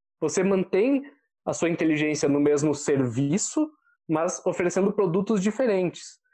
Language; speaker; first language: Portuguese; native; Portuguese